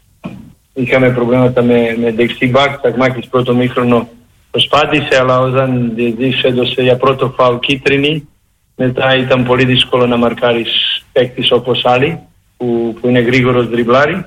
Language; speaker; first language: Greek; non-native, learner; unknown